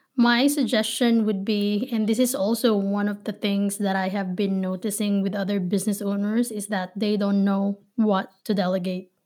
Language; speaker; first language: English; non-native, local second language; Filipino